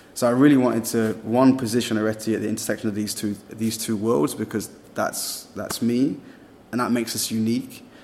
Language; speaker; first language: English; native; English